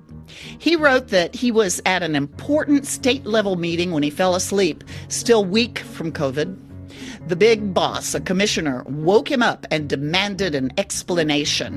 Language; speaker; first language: English; native; English